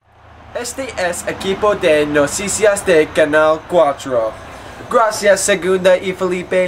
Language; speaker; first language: Spanish; non-native, learner; English